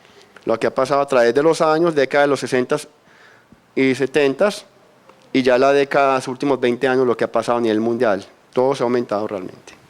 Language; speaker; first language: Spanish; native; Spanish